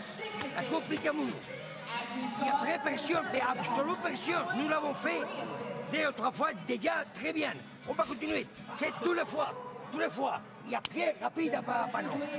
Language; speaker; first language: French; non-native, learner; Spanish